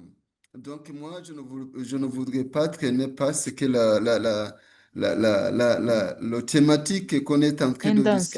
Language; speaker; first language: French; non-native, local second language; Rundi